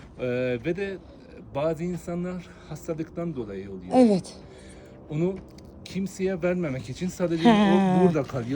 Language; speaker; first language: Turkish; non-native, learner; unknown